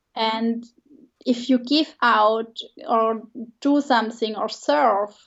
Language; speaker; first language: English; non-native, fluent; Swiss German